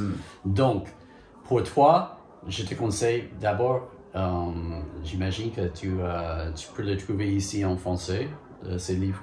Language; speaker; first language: French; non-native, fluent; English